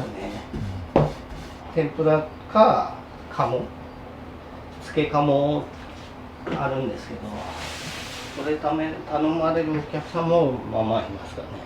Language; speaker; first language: Japanese; native; Japanese